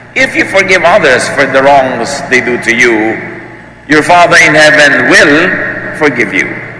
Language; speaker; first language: English; non-native, local second language; Filipino